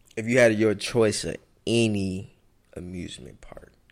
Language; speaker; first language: English; native; English